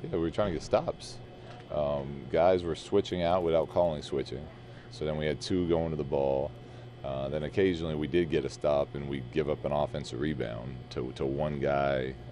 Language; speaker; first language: English; native; English